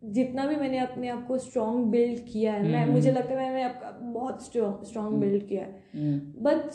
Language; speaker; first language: Hindi; non-native, local second language; Bangla